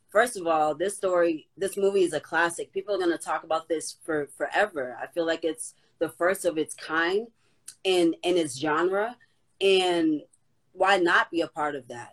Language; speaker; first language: English; native; English